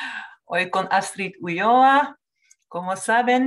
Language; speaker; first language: Spanish; non-native, fluent; Dutch